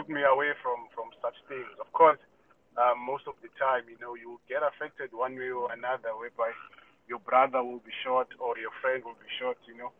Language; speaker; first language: English; non-native, local second language; Xhosa